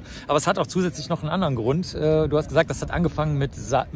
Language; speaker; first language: German; native; German